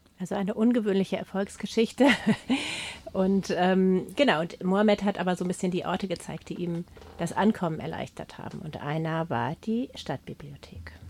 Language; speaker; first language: German; native; German